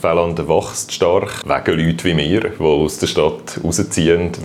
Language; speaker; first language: German; native; German